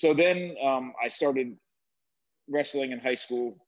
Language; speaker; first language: English; native; English